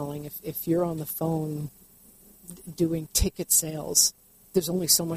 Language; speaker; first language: English; native; English